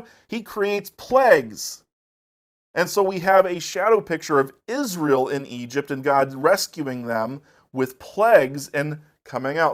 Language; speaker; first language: English; native; English